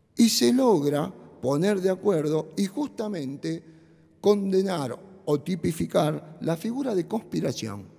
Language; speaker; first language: Spanish; native; Spanish